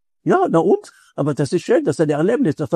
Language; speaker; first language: German; non-native, fluent; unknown